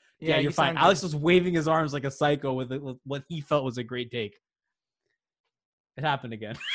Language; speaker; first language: English; native; English